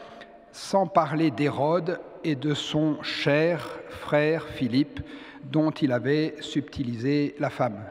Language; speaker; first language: French; native; French